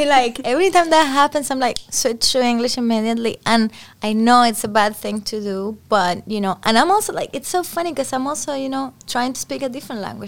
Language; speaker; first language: English; non-native, fluent; Spanish